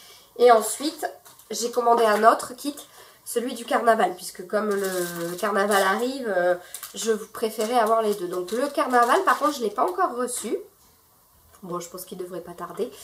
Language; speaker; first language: French; native; French